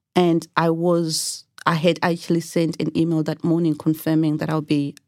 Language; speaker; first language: English; non-native, local second language; Shona